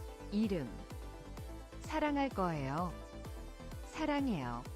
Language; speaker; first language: Korean; non-native, learner; English